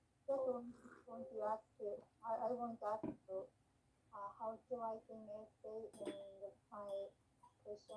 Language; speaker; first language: English; non-native, learner; Japanese